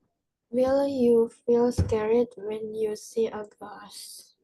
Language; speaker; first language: English; non-native, learner; Indonesian